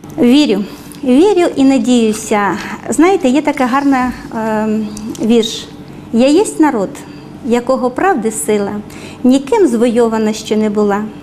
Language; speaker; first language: Ukrainian; native; Ukrainian